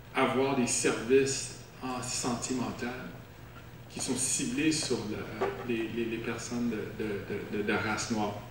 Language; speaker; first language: French; non-native, local second language; English